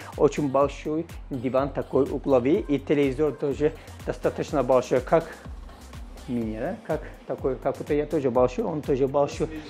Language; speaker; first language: Russian; non-native, learner; Turkish